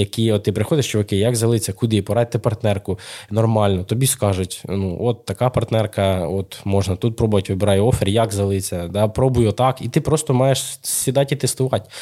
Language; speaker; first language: Ukrainian; non-native, local second language; Russian